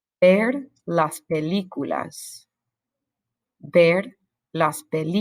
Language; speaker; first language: Spanish; non-native, fluent; English